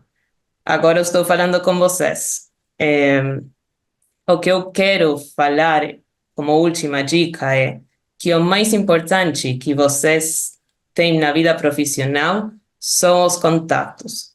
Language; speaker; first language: Portuguese; non-native, fluent; Spanish